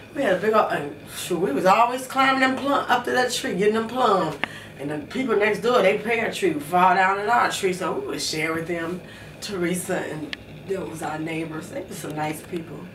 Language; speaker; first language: English; native; English